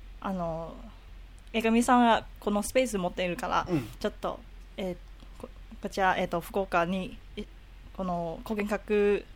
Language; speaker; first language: Japanese; non-native, learner; Cantonese